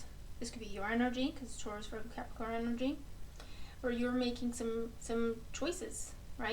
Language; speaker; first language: English; native; English